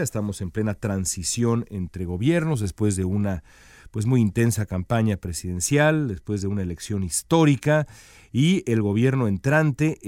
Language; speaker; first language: Spanish; native; Spanish